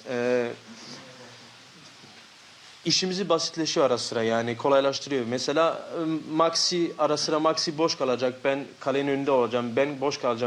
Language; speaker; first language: Turkish; early bilingual, heritage; Turkish